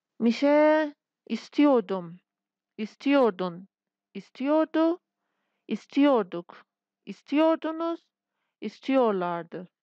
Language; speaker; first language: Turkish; non-native, fluent; Persian